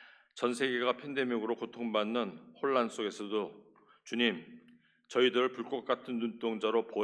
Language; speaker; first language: Korean; native; Korean